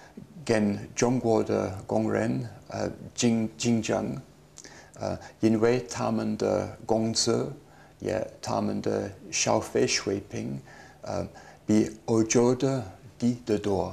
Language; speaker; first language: Chinese; non-native, learner; English